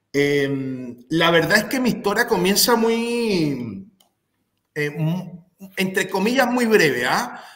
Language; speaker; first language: Spanish; native; Spanish